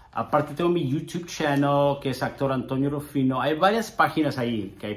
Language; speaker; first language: Spanish; early bilingual, heritage; Spanish